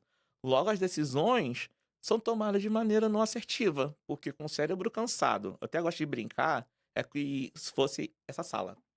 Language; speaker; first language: Portuguese; native; Portuguese